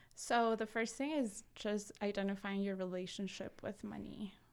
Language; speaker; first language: English; early bilingual, other home language; Spanish